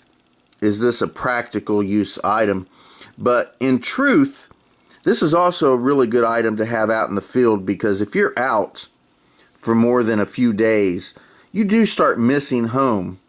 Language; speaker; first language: English; native; English